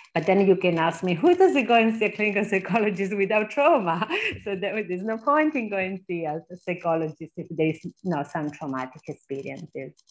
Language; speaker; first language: English; non-native, fluent; Italian